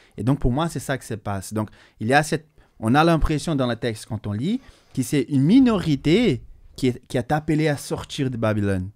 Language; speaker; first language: French; non-native, fluent; Portuguese